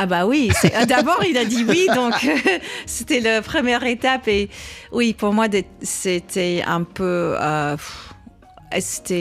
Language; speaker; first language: French; non-native, learner; English